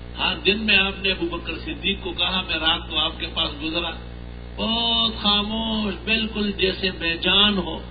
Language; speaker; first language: Urdu; non-native, local second language; Pashto